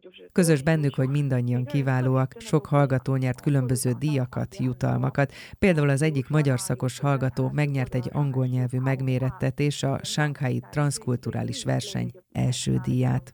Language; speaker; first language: Hungarian; non-native, fluent; Chinese